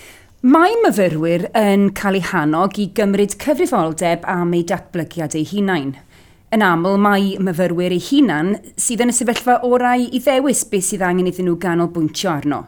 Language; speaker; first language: Welsh; native; Welsh